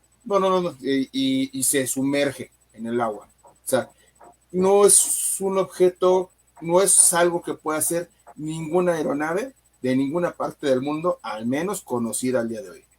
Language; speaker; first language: Spanish; native; Spanish